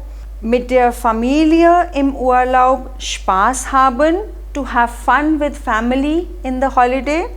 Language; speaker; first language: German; non-native, fluent; Hindi